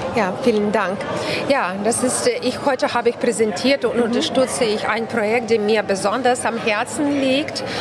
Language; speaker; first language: German; non-native, fluent; Ukrainian